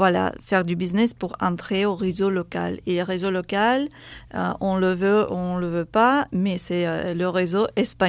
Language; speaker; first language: French; non-native, fluent; Russian